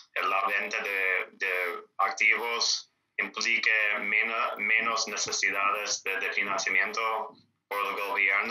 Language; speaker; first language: Spanish; non-native, fluent; English